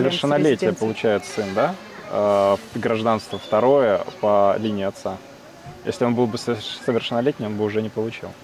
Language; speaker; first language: Russian; native; Russian